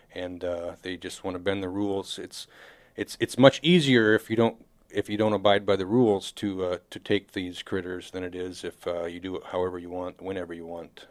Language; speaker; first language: English; native; English